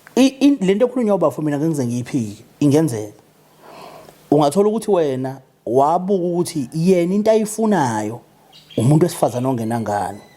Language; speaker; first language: Zulu; native; Zulu